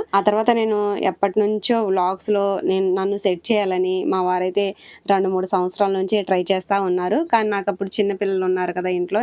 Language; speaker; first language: Telugu; non-native, local second language; Lambadi